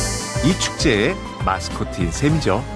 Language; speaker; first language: Korean; native; Korean